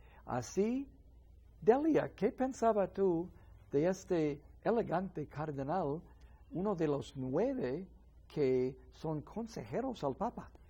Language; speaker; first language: Spanish; non-native, fluent; English